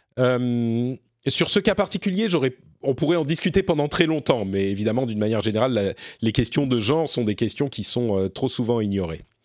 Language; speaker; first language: French; native; French